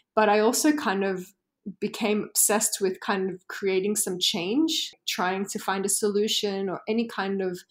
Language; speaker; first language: English; native; English